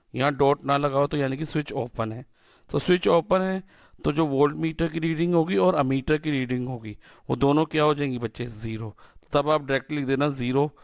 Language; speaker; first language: Hindi; native; Hindi